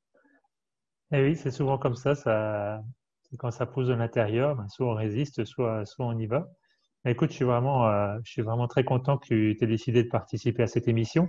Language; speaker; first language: French; native; French